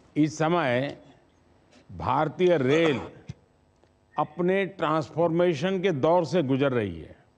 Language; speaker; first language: Hindi; non-native, local second language; Gujarati